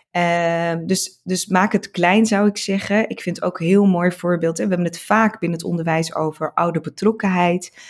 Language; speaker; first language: Dutch; early bilingual, other home language; Tigrinya